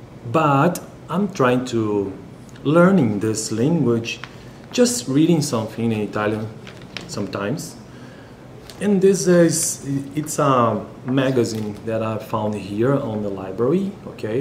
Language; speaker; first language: English; non-native, learner; Portuguese